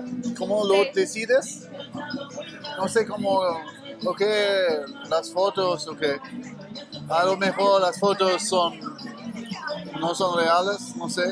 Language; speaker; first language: Spanish; non-native, learner; German